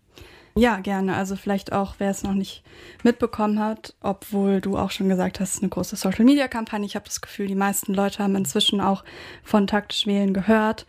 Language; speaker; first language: German; native; German